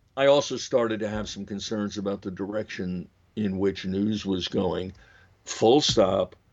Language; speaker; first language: English; native; English